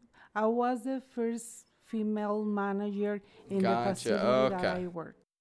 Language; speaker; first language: English; non-native, fluent; Spanish